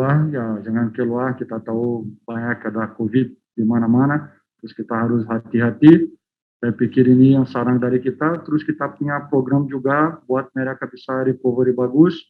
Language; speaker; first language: Indonesian; non-native, fluent; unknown